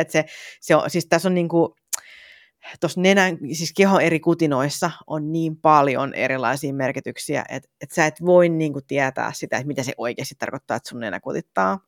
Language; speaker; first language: Finnish; native; Finnish